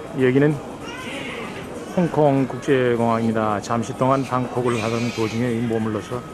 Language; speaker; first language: Korean; native; Korean